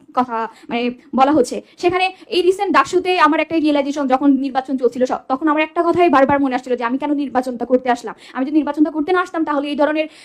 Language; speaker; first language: Bangla; non-native, local second language; Chakma